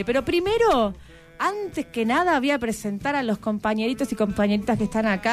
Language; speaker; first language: Spanish; native; Spanish